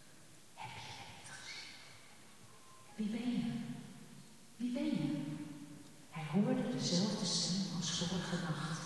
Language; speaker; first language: Dutch; native; Dutch